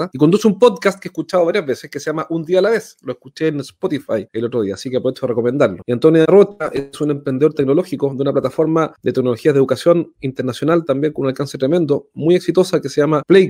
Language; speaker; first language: Spanish; native; Spanish